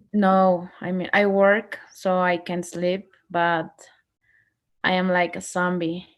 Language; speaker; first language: English; non-native, learner; Spanish